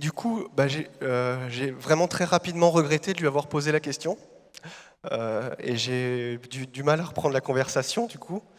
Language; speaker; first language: French; native; French